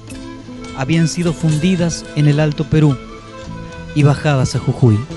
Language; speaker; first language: Spanish; native; Spanish